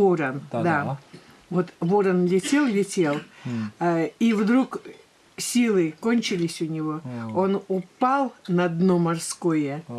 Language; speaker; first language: Russian; native; Russian